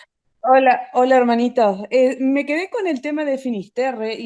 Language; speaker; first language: Spanish; native; Spanish